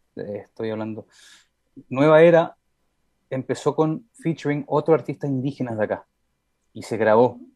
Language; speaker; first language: Spanish; early bilingual, heritage; Spanish